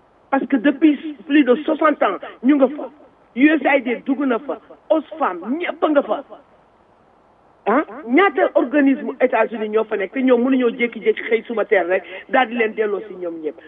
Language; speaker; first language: French; non-native, local second language; Wolof